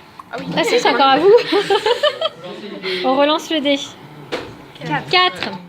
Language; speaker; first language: French; native; French